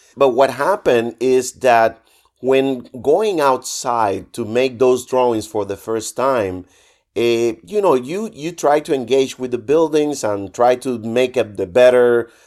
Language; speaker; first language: English; non-native, fluent; Spanish